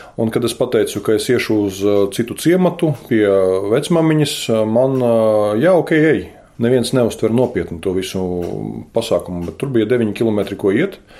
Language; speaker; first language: Latvian; non-native, local second language; Russian